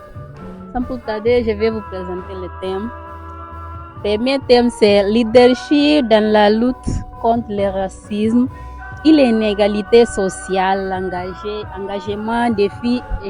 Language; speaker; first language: French; non-native, learner; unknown